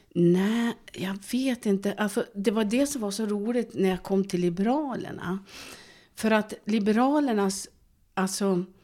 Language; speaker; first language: Swedish; native; Swedish